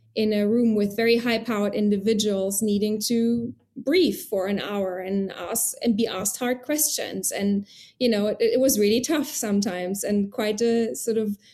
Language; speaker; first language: English; non-native, fluent; German